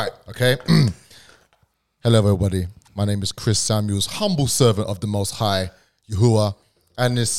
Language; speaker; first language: English; native; English